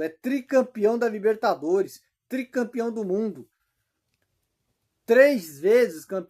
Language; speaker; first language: Portuguese; native; Portuguese